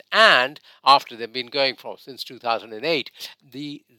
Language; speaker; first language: English; non-native, local second language; Bangla